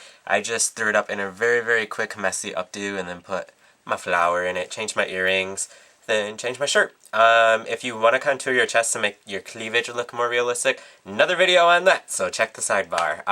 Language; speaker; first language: English; native; English